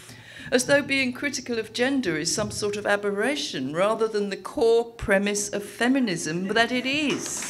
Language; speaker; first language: English; native; English